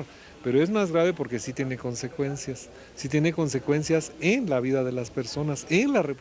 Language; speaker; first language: Spanish; native; Spanish